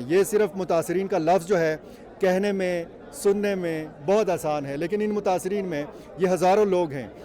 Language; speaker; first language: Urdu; non-native, local second language; Pashto